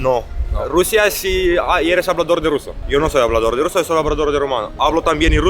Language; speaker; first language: Spanish; non-native, learner; Romanian